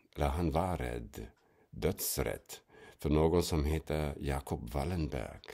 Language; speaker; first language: Swedish; non-native, fluent; German